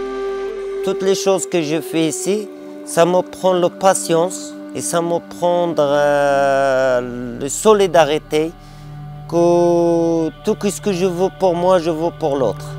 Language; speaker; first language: French; non-native, learner; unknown